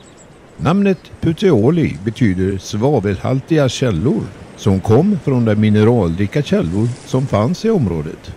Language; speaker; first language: Swedish; native; Swedish